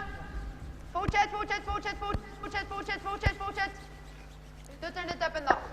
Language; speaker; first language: Swedish; native; Swedish